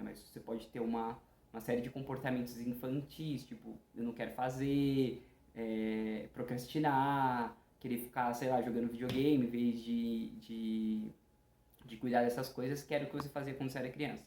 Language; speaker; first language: Portuguese; native; Portuguese